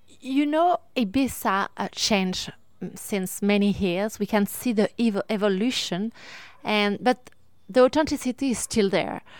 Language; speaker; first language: English; non-native, learner; French